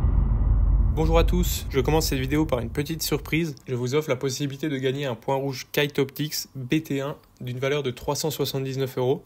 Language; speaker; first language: French; native; French